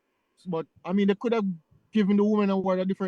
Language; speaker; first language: English; native; English